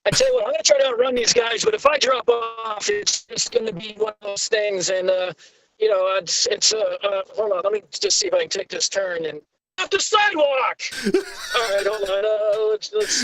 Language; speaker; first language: English; native; English